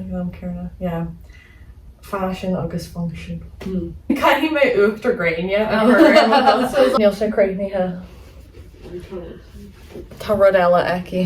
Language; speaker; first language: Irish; non-native, local second language; English